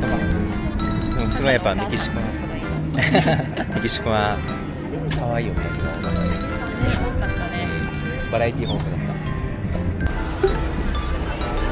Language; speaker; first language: Japanese; native; Japanese